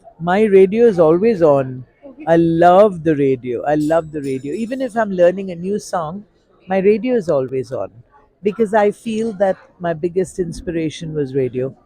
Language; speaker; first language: English; non-native, local second language; Tamil